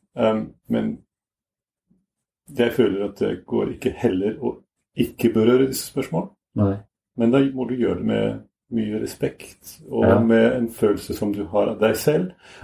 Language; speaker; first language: Norwegian; non-native, fluent; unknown